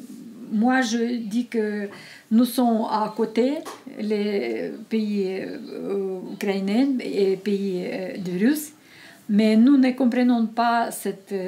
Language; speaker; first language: French; non-native, learner; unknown